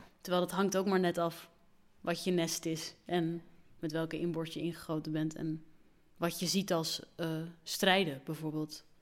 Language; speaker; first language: Dutch; early bilingual, other home language; Arabic